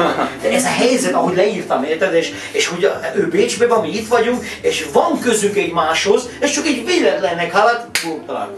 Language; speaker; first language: Hungarian; non-native, fluent; Armenian